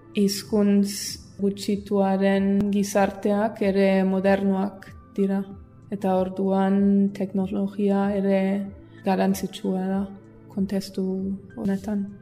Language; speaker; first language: Basque; non-native, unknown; German